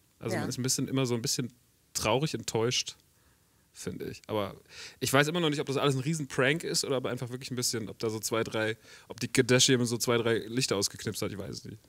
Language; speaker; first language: German; native; German